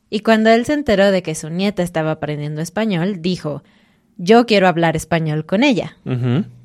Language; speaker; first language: Spanish; native; Spanish